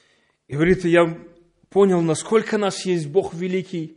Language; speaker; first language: Polish; non-native, learner; Russian